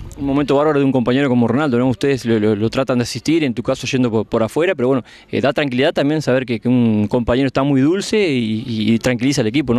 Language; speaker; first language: Spanish; native; Spanish